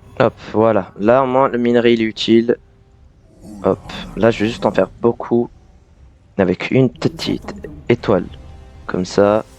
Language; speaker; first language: French; native; French